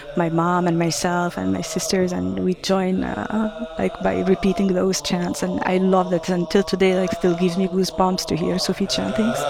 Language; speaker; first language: English; non-native, fluent; Arabic